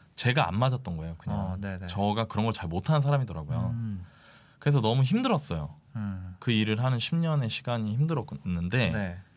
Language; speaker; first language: Korean; native; Korean